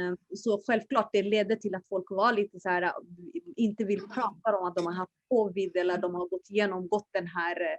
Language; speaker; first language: Swedish; early bilingual, other home language; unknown